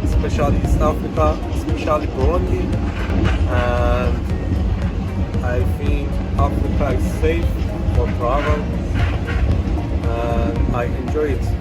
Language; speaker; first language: English; non-native, learner; Persian